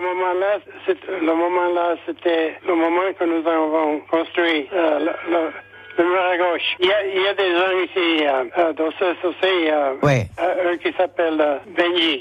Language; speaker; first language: French; non-native, local second language; Basque